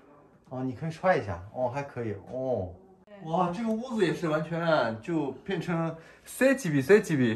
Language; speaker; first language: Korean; non-native, learner; Chinese